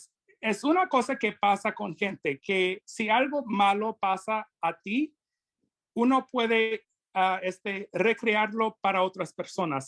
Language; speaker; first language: Spanish; non-native, fluent; English